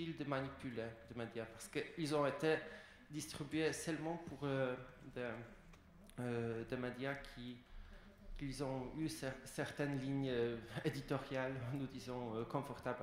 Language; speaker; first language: French; non-native, fluent; Polish